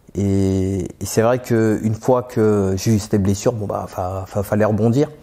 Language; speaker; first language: French; native; French